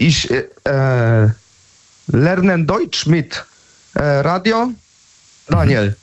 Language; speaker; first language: German; non-native, learner; Polish